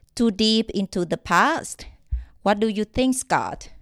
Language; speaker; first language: English; non-native, fluent; Vietnamese